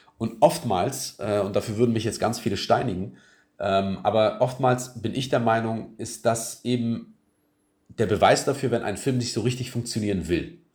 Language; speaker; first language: German; early bilingual, other home language; Turkish